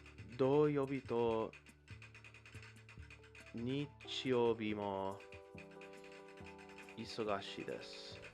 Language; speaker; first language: Japanese; non-native, learner; English